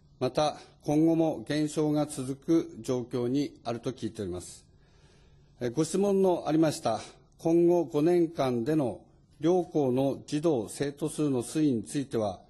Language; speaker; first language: Japanese; native; Japanese